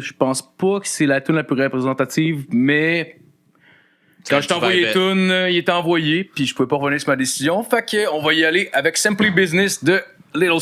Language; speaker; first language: French; native; French